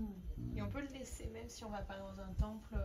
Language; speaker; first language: French; native; French